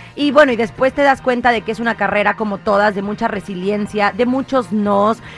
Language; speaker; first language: Spanish; native; Spanish